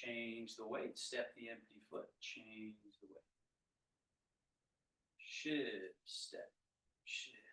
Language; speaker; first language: English; native; English